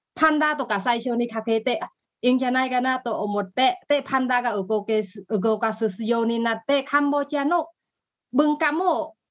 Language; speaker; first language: Japanese; non-native, fluent; Khmer